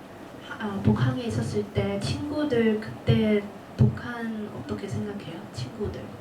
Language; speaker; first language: Korean; non-native, fluent; Cantonese